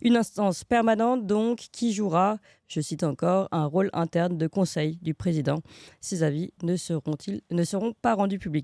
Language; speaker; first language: French; native; French